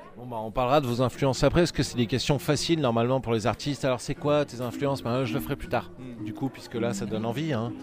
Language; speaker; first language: French; native; French